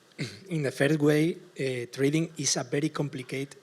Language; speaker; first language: English; non-native, learner; Spanish